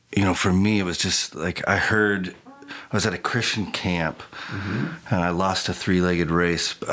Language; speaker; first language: English; native; English